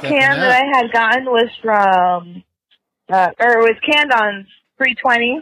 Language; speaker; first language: English; native; English